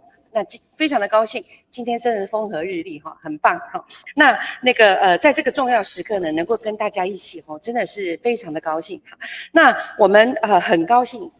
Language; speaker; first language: Chinese; native; Chinese